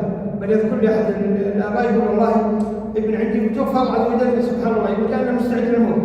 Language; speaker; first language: Arabic; native; Arabic